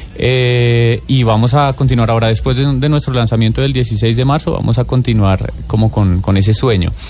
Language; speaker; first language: Spanish; native; Spanish